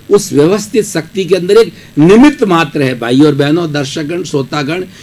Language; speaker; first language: Hindi; native; Hindi